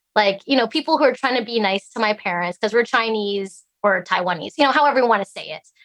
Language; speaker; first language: English; early bilingual, other home language; Cantonese